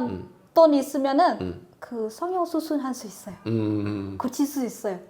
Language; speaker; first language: Korean; non-native, fluent; Vietnamese